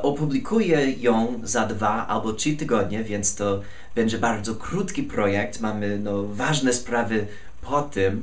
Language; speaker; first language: Polish; non-native, fluent; English